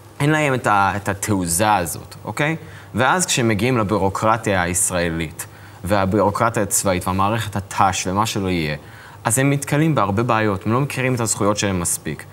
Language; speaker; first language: Hebrew; non-native, fluent; English